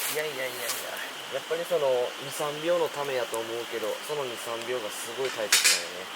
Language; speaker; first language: Japanese; native; Japanese